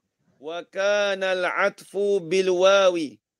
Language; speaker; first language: Arabic; non-native, fluent; Malay